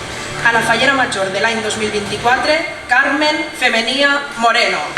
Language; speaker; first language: Catalan; native; Catalan